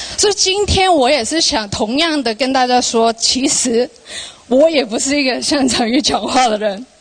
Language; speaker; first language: Chinese; non-native, local second language; Cantonese